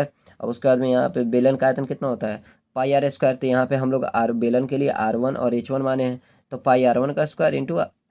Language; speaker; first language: Hindi; native; Hindi